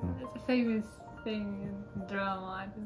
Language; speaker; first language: English; non-native, fluent; Arabic